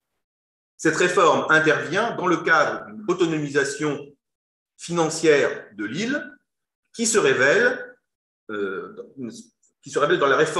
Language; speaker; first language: French; native; French